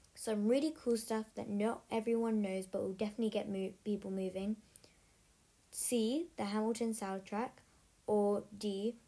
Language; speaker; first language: English; native; English